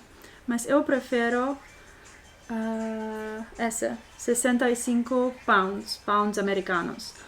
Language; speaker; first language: Portuguese; non-native, learner; English